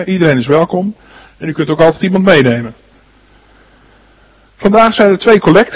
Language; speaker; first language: Dutch; native; Dutch